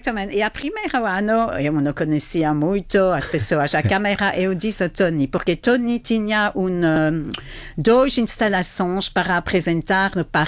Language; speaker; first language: Portuguese; non-native, fluent; French